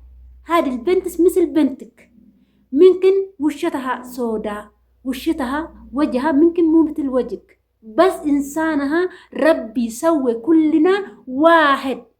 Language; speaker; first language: Arabic; non-native, learner; Oromo